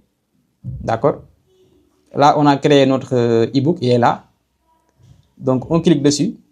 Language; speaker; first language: French; non-native, local second language; Wolof